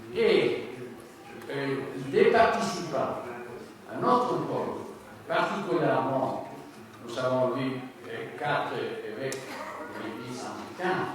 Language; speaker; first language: French; non-native, learner; Spanish